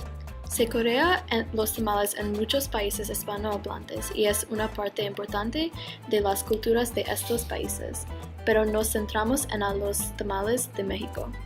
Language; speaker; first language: Spanish; non-native, learner; English